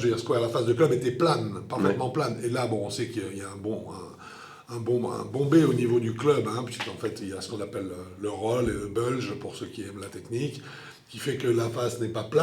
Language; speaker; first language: French; native; French